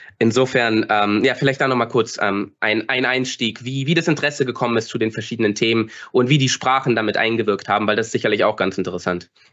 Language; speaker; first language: German; native; German